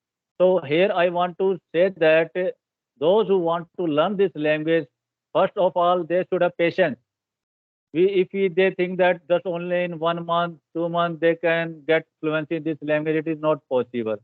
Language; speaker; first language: English; non-native, learner; Hindi